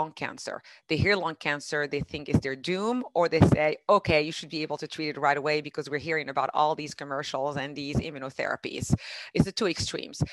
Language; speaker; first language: English; non-native, fluent; Arabic